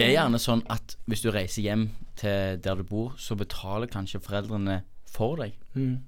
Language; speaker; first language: Norwegian; native; Norwegian